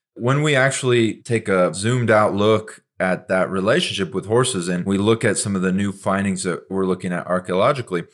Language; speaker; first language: English; native; English